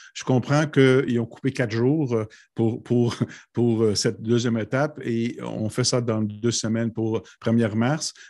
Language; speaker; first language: French; non-native, local second language; English